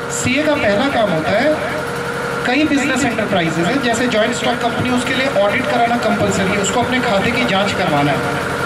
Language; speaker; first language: Hindi; native; Hindi